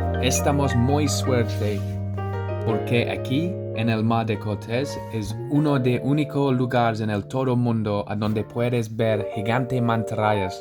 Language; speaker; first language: Spanish; non-native, learner; English